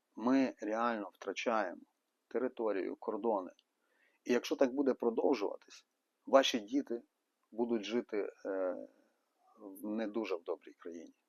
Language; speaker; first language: Ukrainian; non-native, local second language; Russian